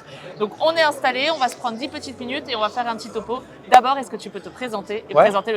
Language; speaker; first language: French; native; French